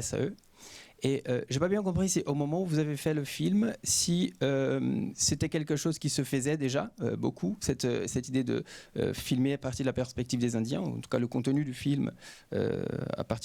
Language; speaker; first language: French; native; French